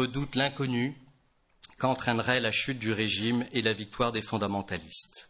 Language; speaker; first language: French; native; French